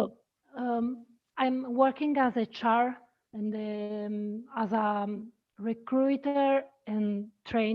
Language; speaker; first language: English; non-native, learner; Italian